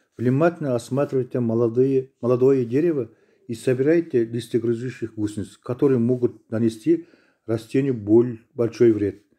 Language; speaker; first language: Russian; non-native, local second language; Kazakh